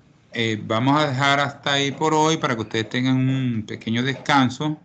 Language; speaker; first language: Spanish; native; Spanish